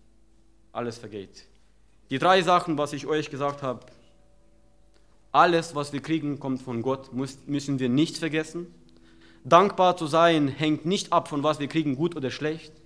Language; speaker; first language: German; non-native, fluent; Romanian